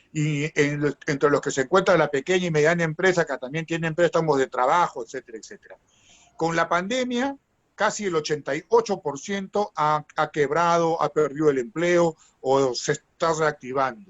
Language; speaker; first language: Spanish; native; Spanish